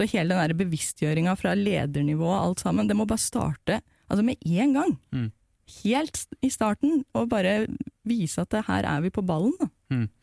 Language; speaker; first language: Norwegian; native; Norwegian